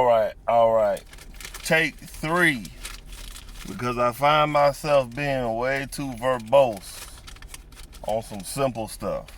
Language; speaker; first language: English; native; English